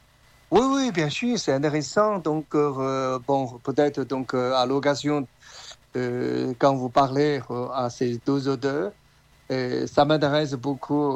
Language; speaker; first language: French; non-native, fluent; Chinese